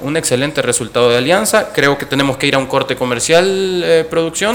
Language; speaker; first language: Spanish; native; Spanish